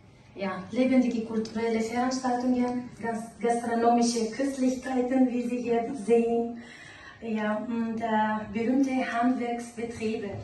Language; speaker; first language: German; non-native, learner; Tajik